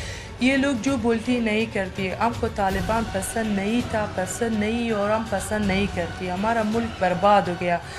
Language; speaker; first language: Hindi; non-native, learner; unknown